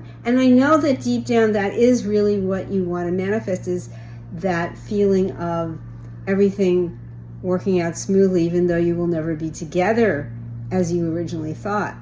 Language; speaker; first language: English; native; English